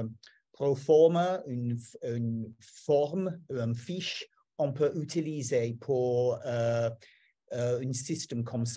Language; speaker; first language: French; non-native, learner; English